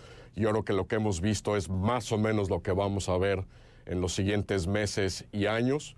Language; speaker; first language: Spanish; native; Spanish